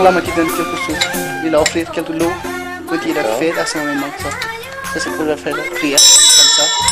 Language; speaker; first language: French; non-native, learner; Nepali